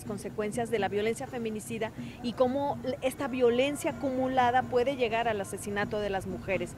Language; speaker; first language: Spanish; native; Spanish